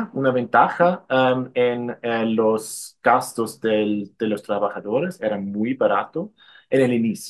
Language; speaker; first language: Spanish; non-native, fluent; German